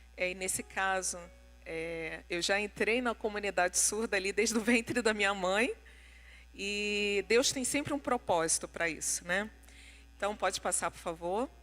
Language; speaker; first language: Portuguese; non-native, local second language; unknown